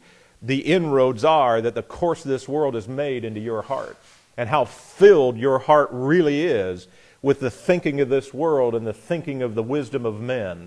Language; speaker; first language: English; native; English